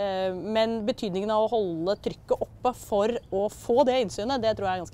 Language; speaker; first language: Norwegian; native; Norwegian